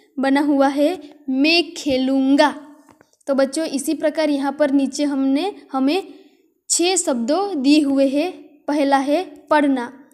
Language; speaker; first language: Hindi; non-native, local second language; Gujarati